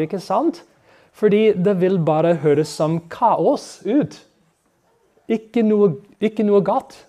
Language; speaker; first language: Norwegian; non-native, fluent; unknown